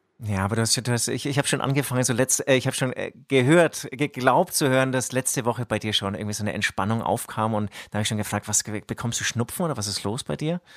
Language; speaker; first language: German; native; German